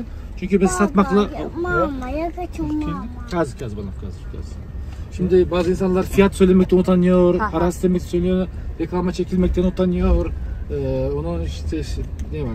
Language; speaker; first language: Turkish; non-native, fluent; Kazakh